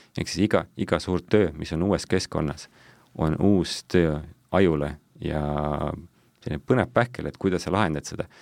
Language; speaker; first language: Estonian; non-native, local second language; Russian